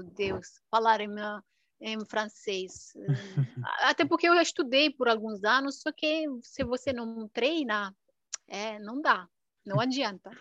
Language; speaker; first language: Portuguese; non-native, fluent; Romanian